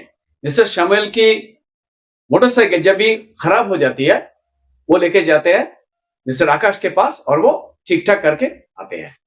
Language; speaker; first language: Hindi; non-native, local second language; Bangla